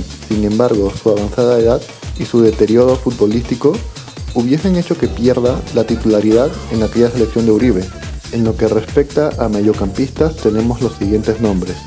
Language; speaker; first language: Spanish; native; Spanish